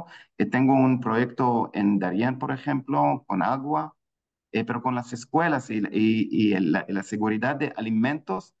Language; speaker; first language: Spanish; non-native, fluent; Hebrew